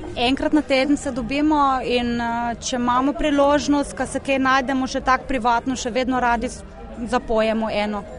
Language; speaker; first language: Slovenian; early bilingual, heritage; Slovenian